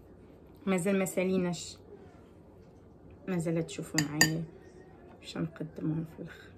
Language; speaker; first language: Arabic; native; Arabic